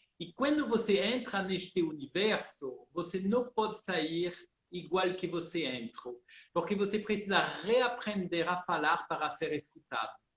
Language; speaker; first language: Portuguese; early bilingual, heritage; Portuguese